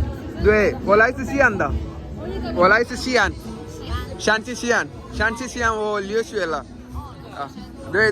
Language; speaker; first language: Chinese; non-native, learner; Malayalam